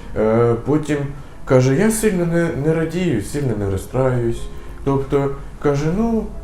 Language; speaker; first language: Ukrainian; native; Ukrainian